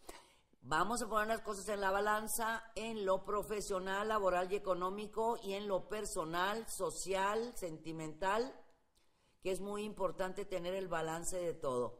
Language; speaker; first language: Spanish; native; Spanish